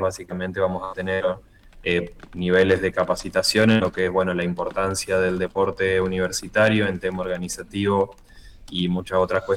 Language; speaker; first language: Spanish; native; Spanish